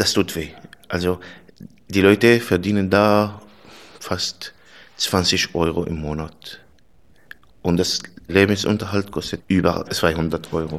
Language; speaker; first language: German; non-native, fluent; Arabic